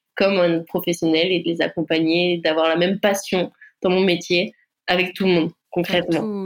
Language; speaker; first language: French; native; French